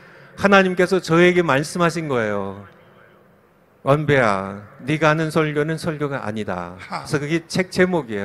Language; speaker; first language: Korean; native; Korean